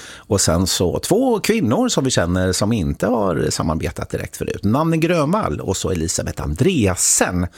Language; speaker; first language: Swedish; native; Swedish